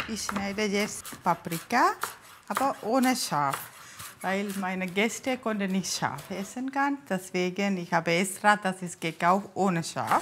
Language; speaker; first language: German; non-native, learner; Tamil